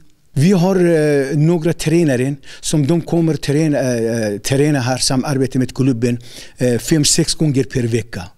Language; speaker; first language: Swedish; non-native, learner; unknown